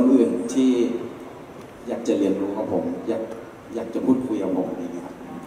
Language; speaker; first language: Thai; non-native, local second language; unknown